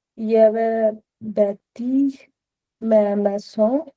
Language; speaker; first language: French; non-native, learner; Punjabi